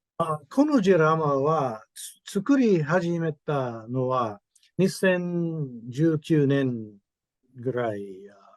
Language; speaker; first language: Japanese; non-native, learner; English